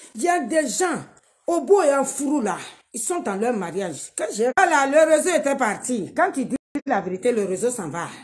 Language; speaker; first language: French; non-native, local second language; Dyula